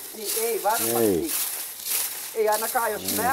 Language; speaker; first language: Finnish; native; Finnish